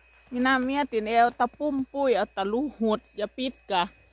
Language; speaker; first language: Finnish; non-native, learner; Thai